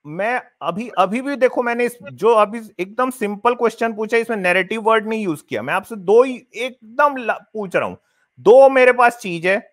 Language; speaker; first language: Hindi; native; Hindi